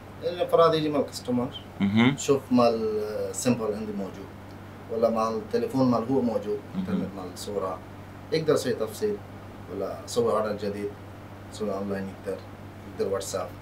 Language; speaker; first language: Arabic; non-native, learner; Bangla